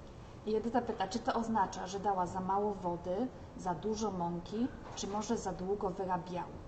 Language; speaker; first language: Polish; native; Polish